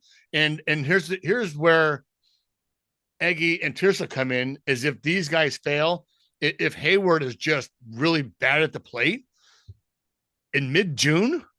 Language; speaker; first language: English; native; English